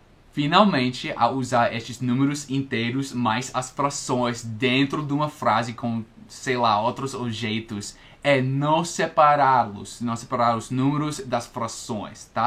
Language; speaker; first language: Portuguese; non-native, fluent; English